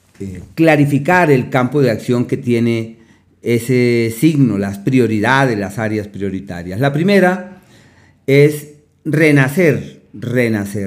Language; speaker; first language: Spanish; native; Spanish